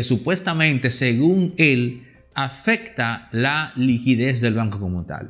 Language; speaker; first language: Spanish; native; Spanish